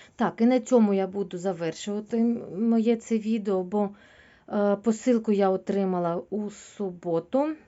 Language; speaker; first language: Ukrainian; non-native, local second language; Russian